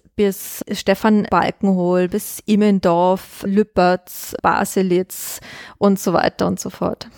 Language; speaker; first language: German; native; German